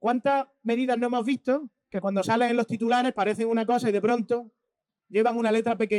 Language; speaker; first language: Spanish; native; Spanish